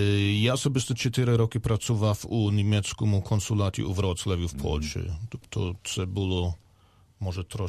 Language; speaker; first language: Ukrainian; non-native, learner; German